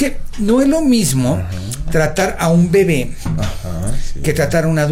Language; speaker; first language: Spanish; native; Spanish